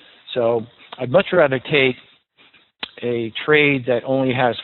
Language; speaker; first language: English; native; English